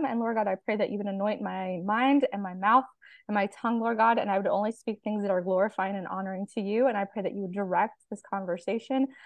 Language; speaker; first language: English; native; English